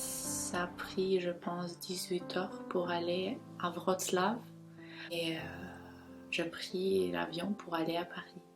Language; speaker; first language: French; non-native, fluent; Ukrainian